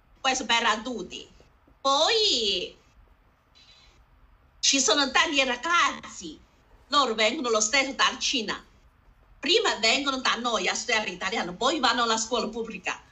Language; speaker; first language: Italian; non-native, learner; Chinese